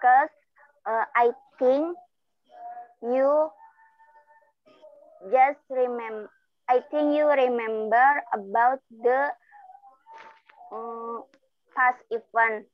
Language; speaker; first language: English; non-native, learner; Indonesian